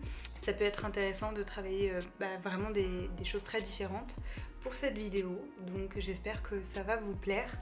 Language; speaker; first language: French; native; French